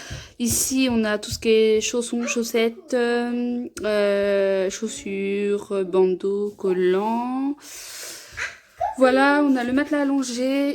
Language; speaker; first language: French; native; French